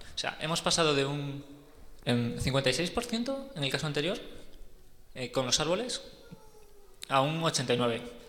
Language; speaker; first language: Spanish; native; Spanish